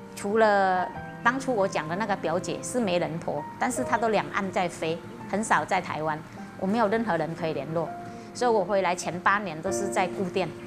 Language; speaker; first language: Chinese; early bilingual, heritage; Chinese